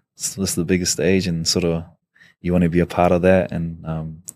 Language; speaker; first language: English; native; English